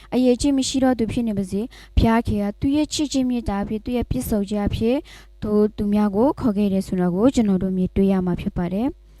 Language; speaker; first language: Burmese; non-native, local second language; S'gaw Karen